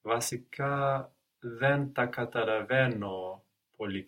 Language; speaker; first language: Greek; non-native, learner; English